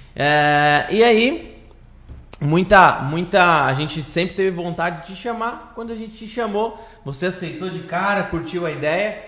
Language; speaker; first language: Portuguese; native; Portuguese